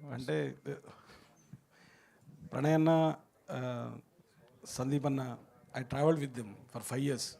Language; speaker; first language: Telugu; native; Telugu